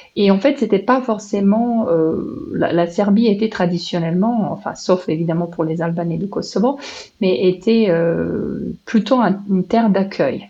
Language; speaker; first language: French; non-native, fluent; Serbian